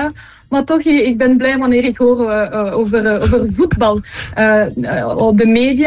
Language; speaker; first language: Dutch; non-native, local second language; French